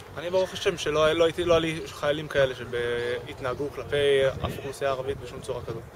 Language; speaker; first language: Hebrew; native; Hebrew